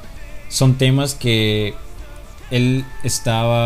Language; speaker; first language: Spanish; non-native, fluent; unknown